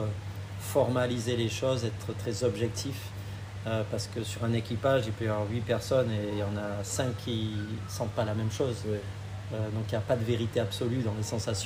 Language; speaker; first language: French; native; French